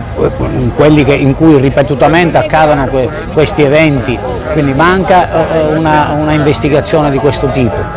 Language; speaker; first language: Italian; native; Italian